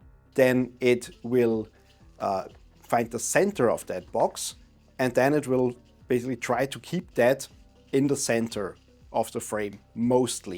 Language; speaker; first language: English; non-native, fluent; German